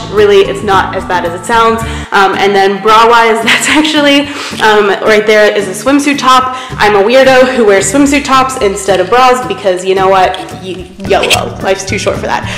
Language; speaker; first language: English; native; English